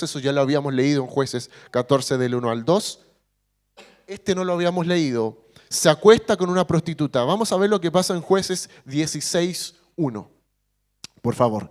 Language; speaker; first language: Spanish; native; Spanish